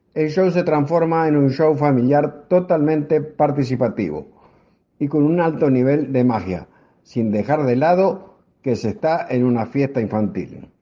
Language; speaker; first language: Spanish; native; Spanish